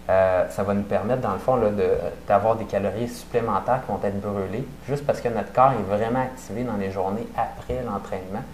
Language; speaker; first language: French; native; French